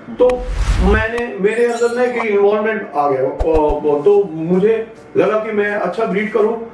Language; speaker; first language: Hindi; non-native, local second language; Bangla